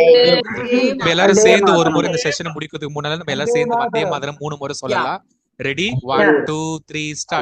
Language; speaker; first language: Tamil; native; Tamil